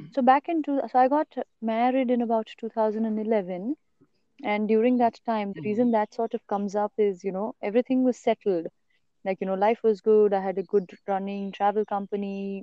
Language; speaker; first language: English; non-native, local second language; Marathi